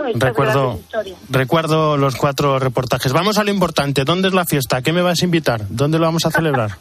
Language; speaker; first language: Spanish; native; Spanish